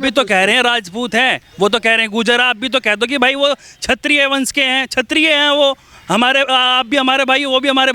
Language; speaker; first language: Hindi; native; Hindi